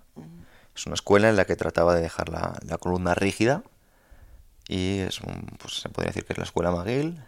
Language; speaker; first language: Spanish; native; Spanish